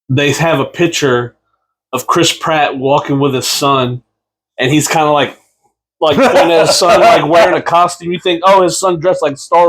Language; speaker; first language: English; native; English